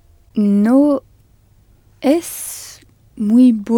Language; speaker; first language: Spanish; non-native, learner; French